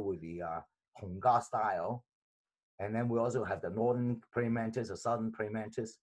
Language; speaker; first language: English; non-native, local second language; Cantonese